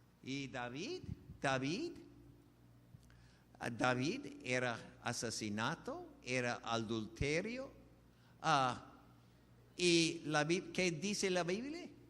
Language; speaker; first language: Spanish; non-native, fluent; English